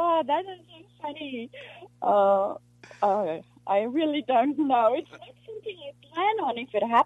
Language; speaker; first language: English; non-native, local second language; Afrikaans